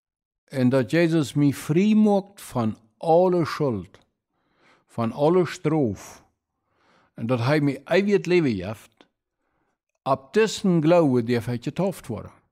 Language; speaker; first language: German; non-native, local second language; Plautdietsch